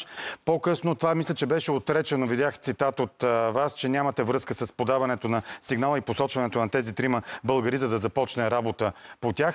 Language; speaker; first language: Bulgarian; native; Bulgarian